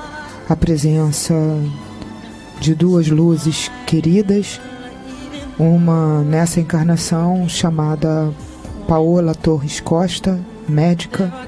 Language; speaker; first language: Portuguese; native; Portuguese